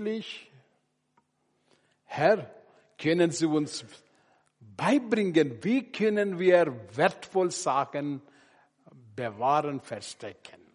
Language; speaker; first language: German; non-native, learner; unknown